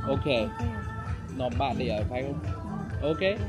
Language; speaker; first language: Vietnamese; non-native, learner; English